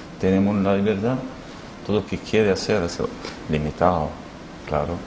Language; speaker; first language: Spanish; non-native, learner; Arabic